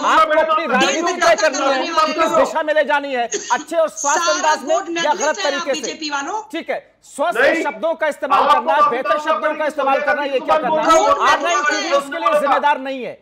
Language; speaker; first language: Hindi; native; Hindi